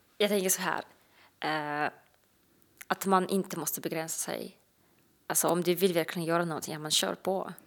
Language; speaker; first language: Swedish; non-native, fluent; Russian